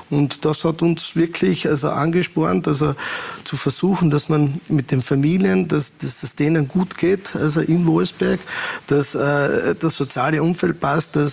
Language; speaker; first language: German; native; German